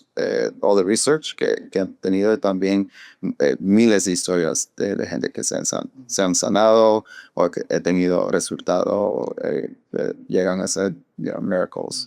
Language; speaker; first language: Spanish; non-native, fluent; English